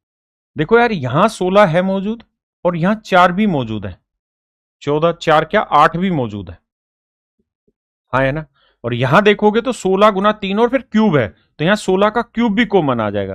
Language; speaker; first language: Hindi; native; Hindi